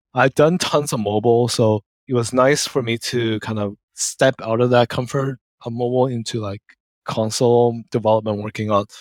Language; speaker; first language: English; native; English